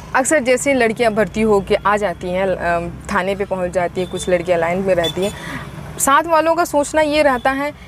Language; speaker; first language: Hindi; native; Hindi